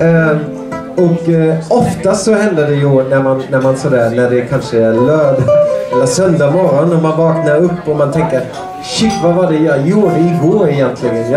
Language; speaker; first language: Swedish; non-native, fluent; German